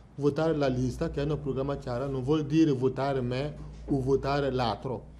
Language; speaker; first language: Italian; non-native, fluent; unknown